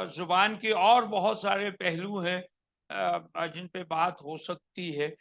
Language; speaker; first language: Urdu; non-native, local second language; Punjabi